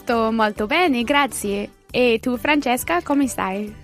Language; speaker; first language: Italian; non-native, learner; English